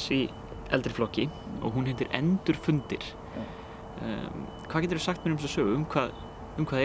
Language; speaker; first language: Icelandic; native; Icelandic